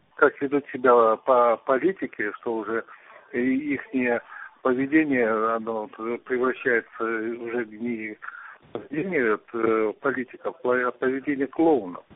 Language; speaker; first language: Russian; non-native, local second language; Uzbek